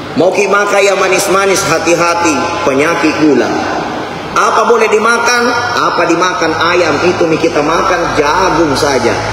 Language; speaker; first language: Malay; non-native, local second language; Buginese